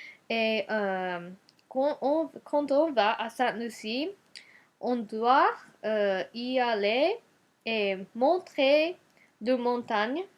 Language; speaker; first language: French; non-native, learner; Japanese